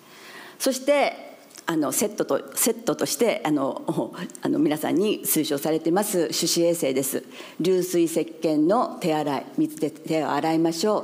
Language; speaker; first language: Japanese; native; Japanese